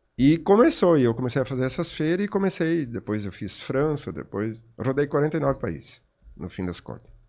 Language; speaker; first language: Portuguese; non-native, local second language; German